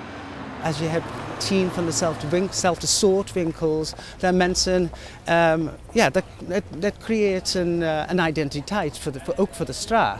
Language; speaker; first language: Dutch; non-native, fluent; English